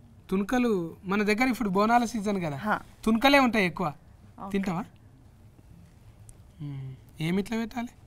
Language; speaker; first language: Telugu; native; Telugu